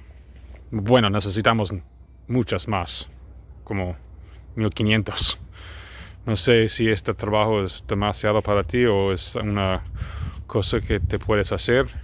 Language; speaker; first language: Spanish; non-native, learner; English